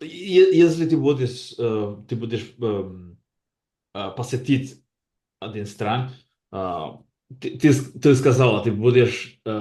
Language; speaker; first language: Russian; non-native, learner; Basque